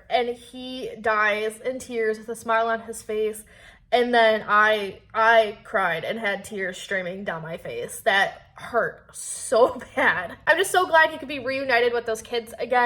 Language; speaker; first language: English; native; English